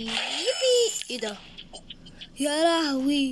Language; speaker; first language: Arabic; native; Arabic